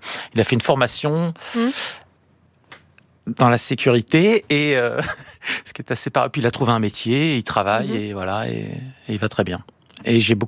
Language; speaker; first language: French; native; French